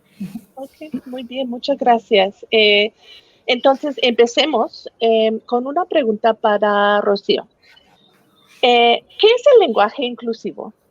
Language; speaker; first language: Spanish; non-native, fluent; English